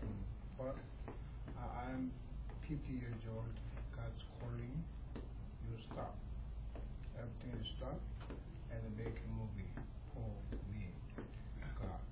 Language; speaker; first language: English; non-native, learner; Korean